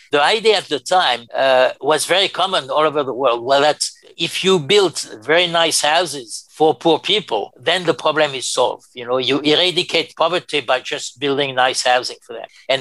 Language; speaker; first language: English; non-native, fluent; French